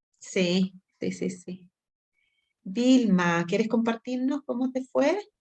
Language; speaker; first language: Spanish; native; Spanish